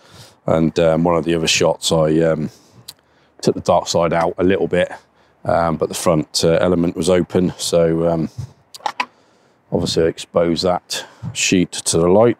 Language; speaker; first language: English; native; English